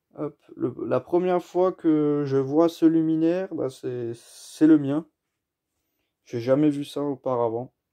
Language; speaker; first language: French; native; French